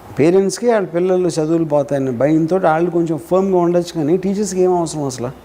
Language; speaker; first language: Telugu; native; Telugu